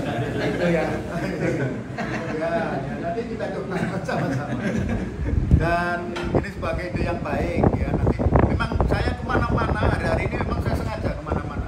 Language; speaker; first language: Indonesian; native; Indonesian